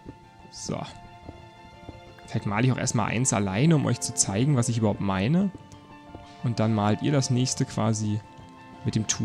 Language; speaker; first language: German; native; German